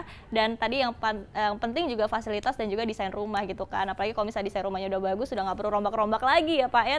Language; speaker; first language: Indonesian; native; Indonesian